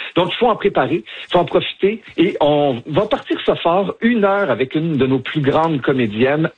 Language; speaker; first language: French; native; French